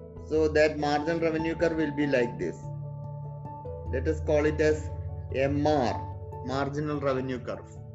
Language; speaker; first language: English; non-native, local second language; Malayalam